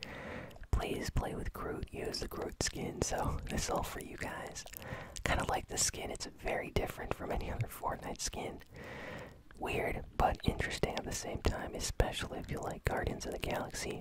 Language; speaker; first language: English; native; English